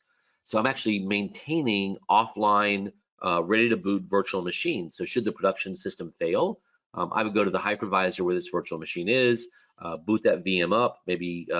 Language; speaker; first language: English; native; English